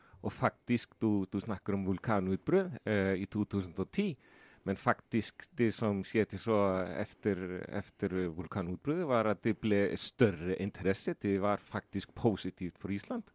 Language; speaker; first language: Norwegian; non-native, fluent; Icelandic